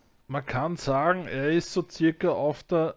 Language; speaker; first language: German; native; German